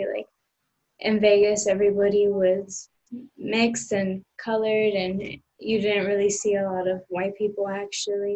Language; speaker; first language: English; early bilingual, other home language; Spanish